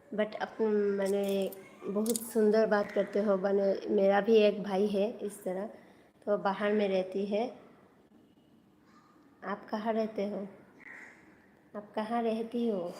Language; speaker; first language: Hindi; non-native, local second language; Bangla